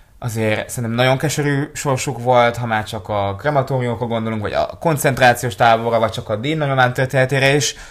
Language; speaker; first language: Hungarian; early bilingual, other home language; Hebrew